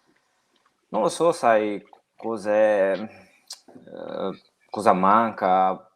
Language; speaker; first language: Italian; non-native, fluent; Portuguese